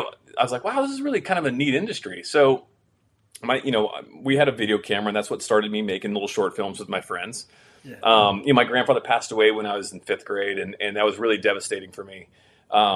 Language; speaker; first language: English; native; English